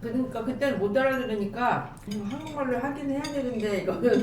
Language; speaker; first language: Korean; native; Korean